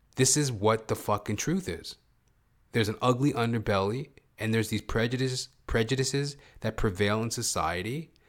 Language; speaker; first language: English; early bilingual, other home language; Hindi